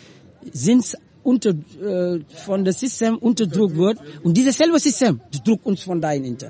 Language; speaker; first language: German; non-native, learner; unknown